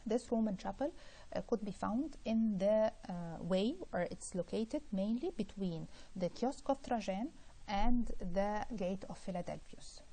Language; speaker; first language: English; non-native, fluent; Arabic